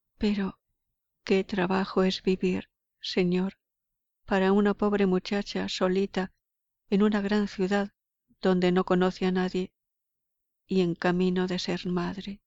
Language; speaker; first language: Spanish; native; Spanish